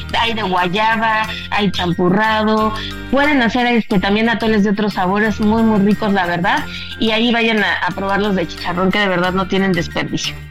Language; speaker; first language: Spanish; native; Spanish